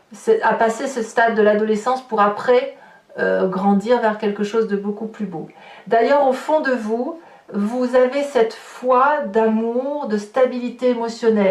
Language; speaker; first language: French; native; French